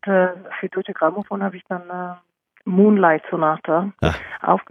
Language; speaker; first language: German; non-native, fluent; Norwegian